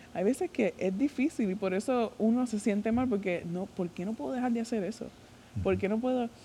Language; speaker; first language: Spanish; native; Spanish